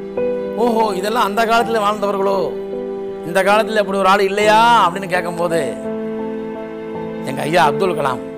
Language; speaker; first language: Tamil; native; Tamil